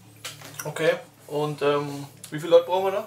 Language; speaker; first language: German; native; German